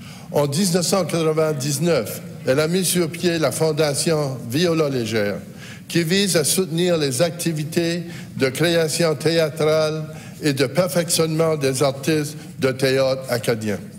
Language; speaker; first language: French; native; French